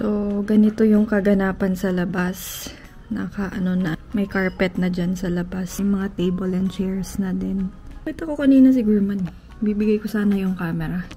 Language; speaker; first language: Filipino; native; Filipino